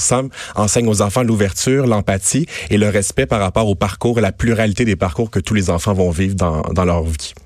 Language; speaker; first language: French; native; French